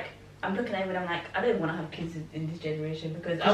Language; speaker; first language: English; native; English